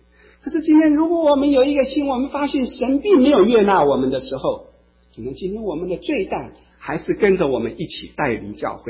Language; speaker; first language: Chinese; native; Chinese